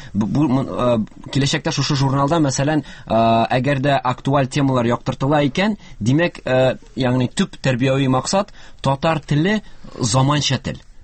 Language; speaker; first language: Tatar; native; Tatar